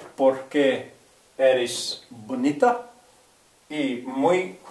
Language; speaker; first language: Spanish; non-native, fluent; English